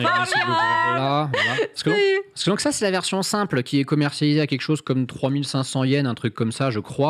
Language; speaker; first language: French; native; French